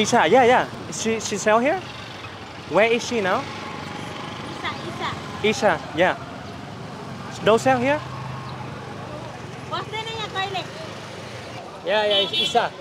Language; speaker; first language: English; non-native, learner; Vietnamese